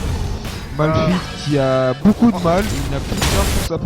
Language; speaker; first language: French; native; French